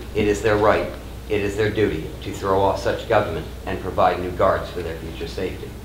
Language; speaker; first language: English; native; English